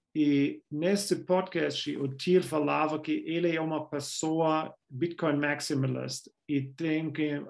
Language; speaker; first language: Portuguese; non-native, fluent; German